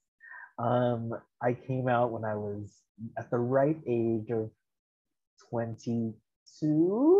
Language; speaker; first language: English; early bilingual, other home language; Filipino